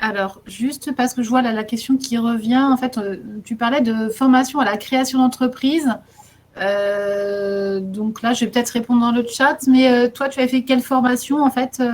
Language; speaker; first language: French; native; French